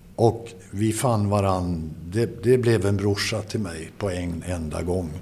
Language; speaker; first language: Swedish; native; Swedish